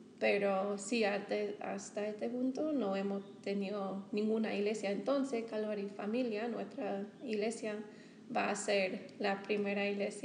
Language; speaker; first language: Spanish; non-native, fluent; English